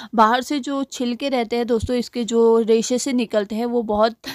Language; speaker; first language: Hindi; native; Hindi